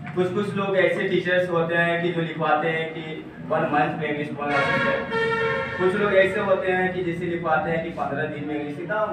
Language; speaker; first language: Hindi; native; Hindi